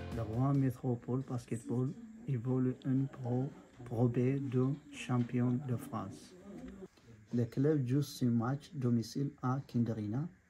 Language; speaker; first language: French; non-native, learner; Amharic